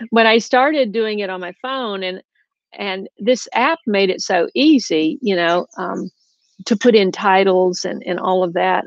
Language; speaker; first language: English; native; English